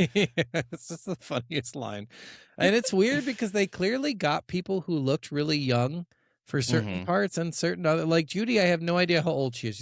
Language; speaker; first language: English; native; English